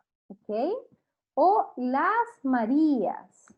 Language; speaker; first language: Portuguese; non-native, fluent; Spanish